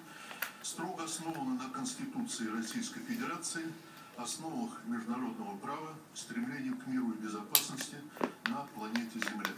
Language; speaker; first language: Russian; native; Russian